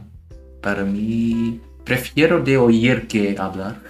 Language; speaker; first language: Spanish; non-native, learner; German